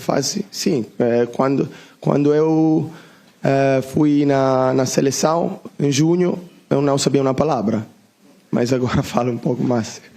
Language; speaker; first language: Portuguese; non-native, learner; Italian